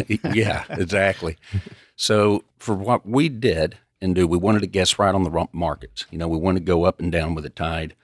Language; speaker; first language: English; native; English